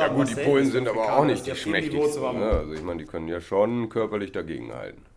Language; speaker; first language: German; native; German